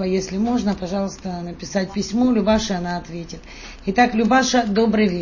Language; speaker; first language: Russian; native; Russian